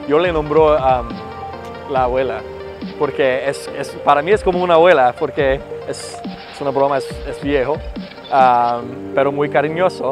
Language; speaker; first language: Spanish; non-native, fluent; English